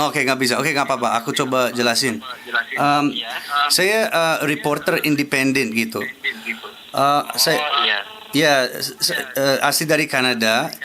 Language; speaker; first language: Indonesian; non-native, fluent; English